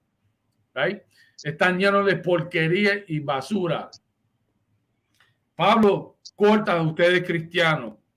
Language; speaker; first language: Spanish; early bilingual, heritage; Spanish